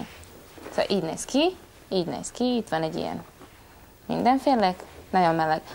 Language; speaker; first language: Hungarian; non-native, fluent; Latvian